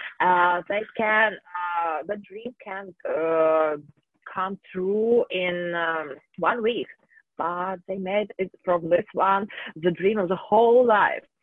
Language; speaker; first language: English; non-native, fluent; Russian